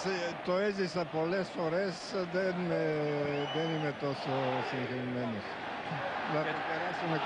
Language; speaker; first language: Greek; non-native, learner; Bulgarian